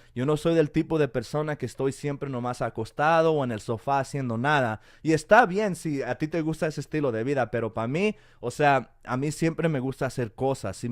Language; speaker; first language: Spanish; early bilingual, heritage; Spanish